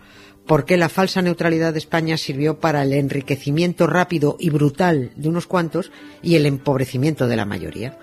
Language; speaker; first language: Spanish; native; Spanish